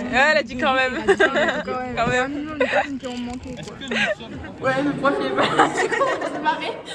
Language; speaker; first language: French; native; French